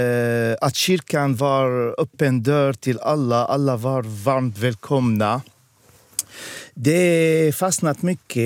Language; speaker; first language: Swedish; non-native, fluent; Arabic